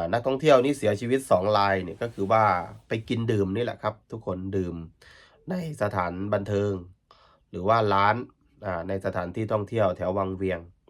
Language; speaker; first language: Thai; native; Thai